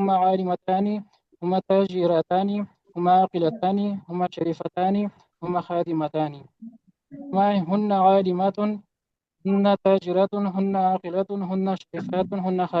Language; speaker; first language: Arabic; non-native, learner; Urdu